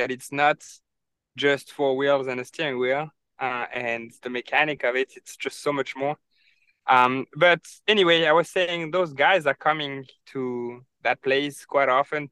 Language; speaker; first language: English; non-native, fluent; French